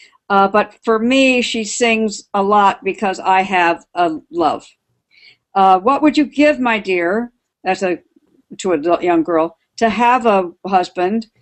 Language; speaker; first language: English; native; English